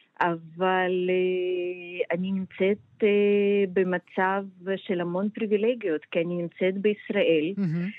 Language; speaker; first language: Hebrew; non-native, fluent; Russian